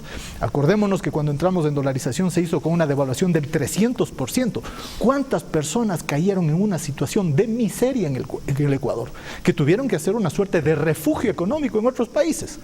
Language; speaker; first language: Spanish; native; Spanish